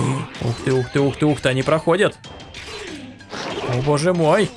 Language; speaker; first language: Russian; native; Russian